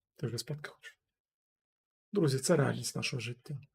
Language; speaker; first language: Ukrainian; native; Ukrainian